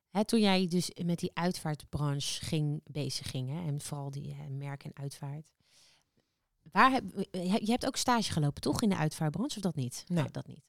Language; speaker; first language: Dutch; native; Dutch